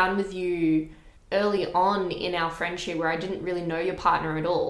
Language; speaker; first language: English; native; English